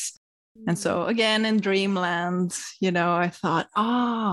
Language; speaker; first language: English; non-native, fluent; Dutch